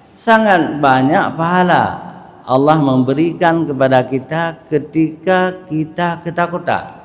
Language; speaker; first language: Malay; non-native, local second language; Achinese